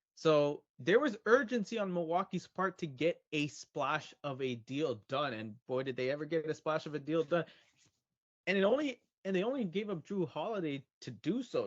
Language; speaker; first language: English; native; English